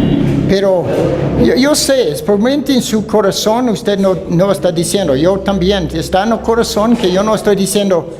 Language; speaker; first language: Spanish; non-native, fluent; Dutch